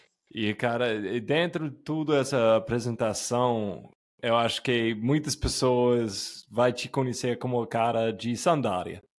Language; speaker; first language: Portuguese; non-native, fluent; English